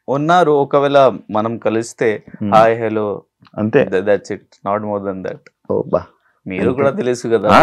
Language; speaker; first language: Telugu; non-native, local second language; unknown